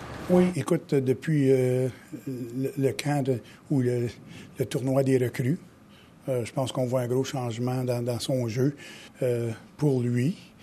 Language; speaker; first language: French; native; French